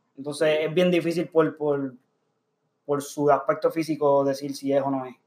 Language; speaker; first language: Spanish; early bilingual, heritage; Spanish